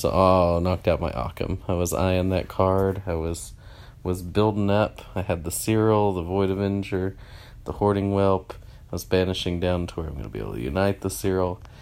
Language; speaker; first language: English; native; English